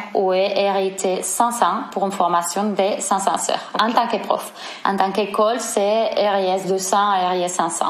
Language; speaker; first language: French; non-native, fluent; Spanish